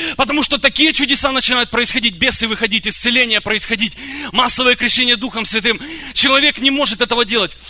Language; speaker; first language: Russian; early bilingual, other home language; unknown